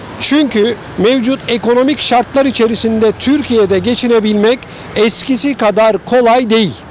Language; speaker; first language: Turkish; native; Turkish